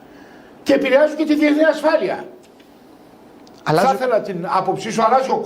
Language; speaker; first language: Greek; native; Greek